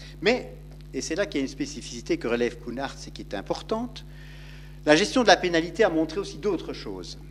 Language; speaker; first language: French; native; French